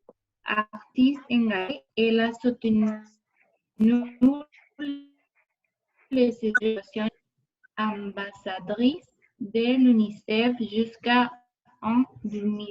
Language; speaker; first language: French; non-native, learner; Spanish